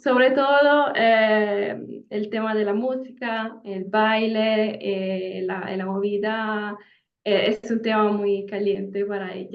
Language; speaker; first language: Spanish; non-native, fluent; Italian